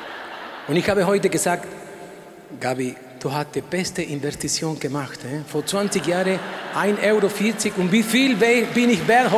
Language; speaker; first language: German; non-native, learner; Spanish